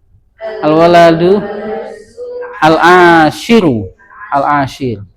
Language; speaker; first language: Arabic; non-native, fluent; Indonesian